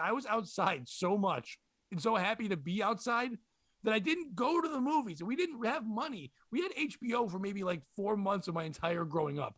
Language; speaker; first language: English; native; English